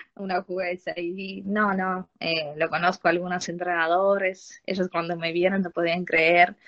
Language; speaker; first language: Spanish; non-native, learner; Ukrainian